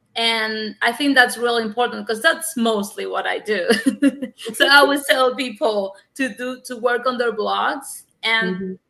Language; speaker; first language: English; non-native, fluent; Spanish